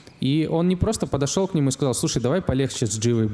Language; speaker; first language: Russian; native; Russian